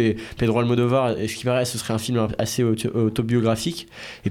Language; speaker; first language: French; native; French